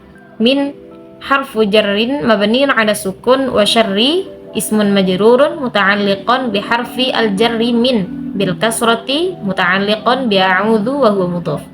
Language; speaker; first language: Arabic; non-native, learner; Indonesian